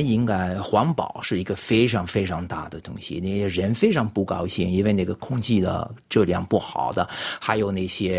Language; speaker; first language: Chinese; non-native, fluent; French